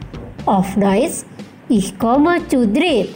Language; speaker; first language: German; non-native, fluent; Indonesian